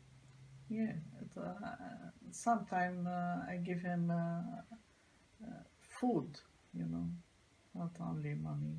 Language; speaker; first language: English; non-native, learner; Arabic